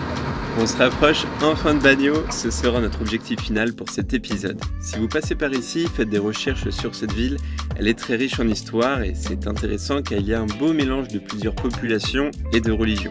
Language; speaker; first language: French; native; French